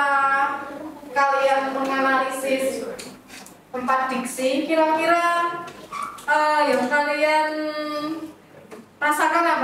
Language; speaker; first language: Indonesian; native; Indonesian